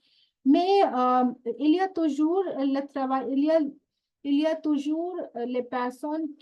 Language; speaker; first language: French; non-native, fluent; Hindi